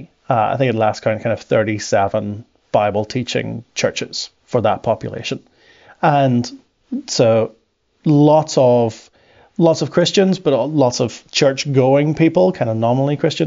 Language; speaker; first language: English; native; English